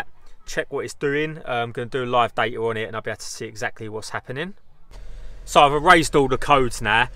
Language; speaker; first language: English; native; English